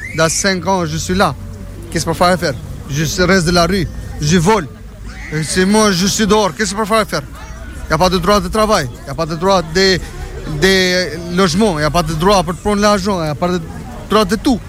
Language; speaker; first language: French; non-native, learner; Albanian